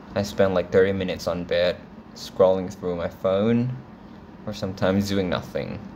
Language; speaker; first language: English; non-native, fluent; Thai